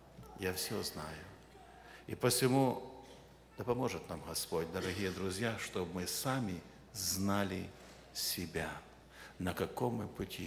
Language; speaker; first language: Russian; non-native, local second language; Ukrainian